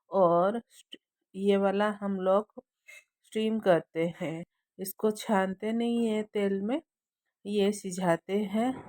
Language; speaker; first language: Hindi; non-native, local second language; Odia